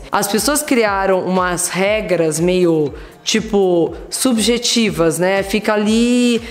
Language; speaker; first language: Portuguese; native; Portuguese